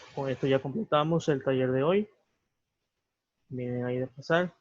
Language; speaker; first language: Spanish; native; Spanish